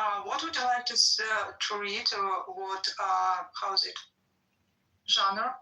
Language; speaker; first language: English; non-native, learner; Russian